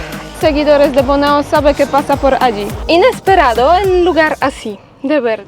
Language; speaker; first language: Spanish; non-native, learner; Polish